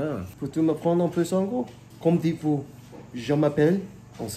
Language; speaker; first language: French; non-native, learner; English